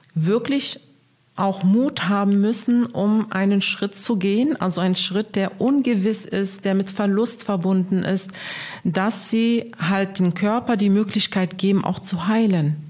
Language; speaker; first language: German; non-native, fluent; Arabic